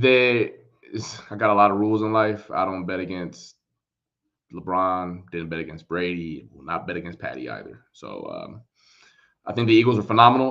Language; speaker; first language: English; native; English